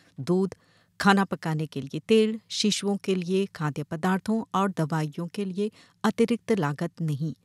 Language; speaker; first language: Hindi; non-native, local second language; Morisyen